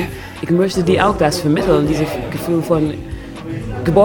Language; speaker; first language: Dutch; non-native, learner; German